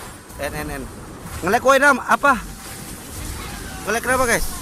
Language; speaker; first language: Indonesian; native; Indonesian